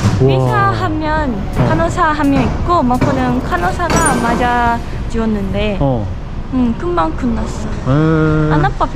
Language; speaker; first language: Korean; non-native, fluent; Japanese